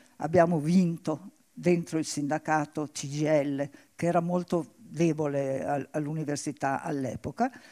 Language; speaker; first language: Italian; native; Italian